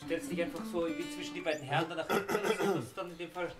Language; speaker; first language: German; native; German